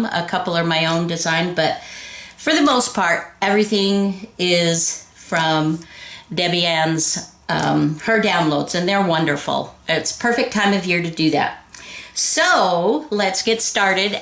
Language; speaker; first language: English; native; English